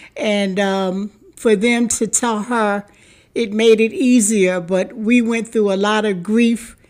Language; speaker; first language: English; native; English